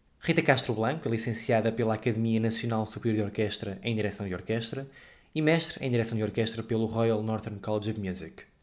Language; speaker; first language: Portuguese; native; Portuguese